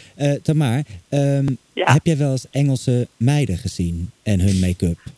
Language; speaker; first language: Dutch; native; Dutch